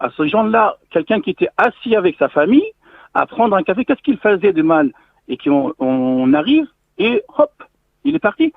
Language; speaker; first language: French; non-native, local second language; Arabic